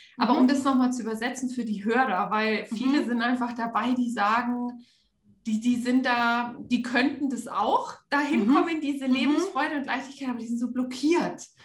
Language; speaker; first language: German; native; German